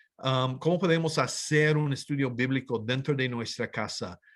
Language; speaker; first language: Spanish; non-native, fluent; English